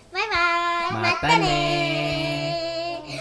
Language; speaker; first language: Japanese; early bilingual, heritage; Japanese